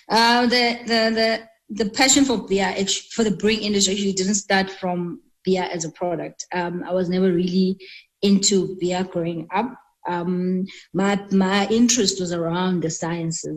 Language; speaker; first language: English; non-native, local second language; Xhosa